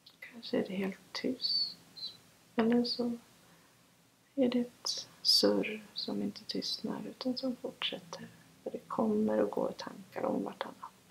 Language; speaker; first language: Swedish; native; Swedish